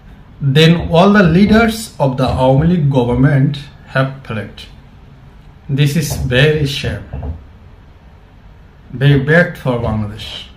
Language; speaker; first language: English; non-native, learner; Bangla